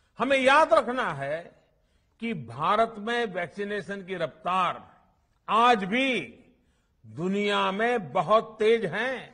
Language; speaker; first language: Hindi; non-native, local second language; Gujarati